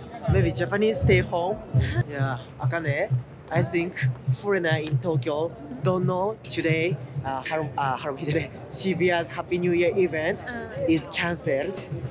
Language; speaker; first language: English; non-native, learner; Japanese